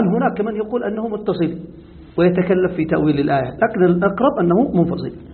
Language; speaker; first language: Arabic; native; Arabic